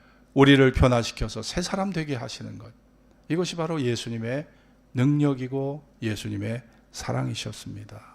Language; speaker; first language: Korean; native; Korean